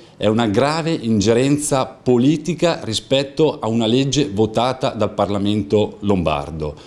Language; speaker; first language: Italian; native; Italian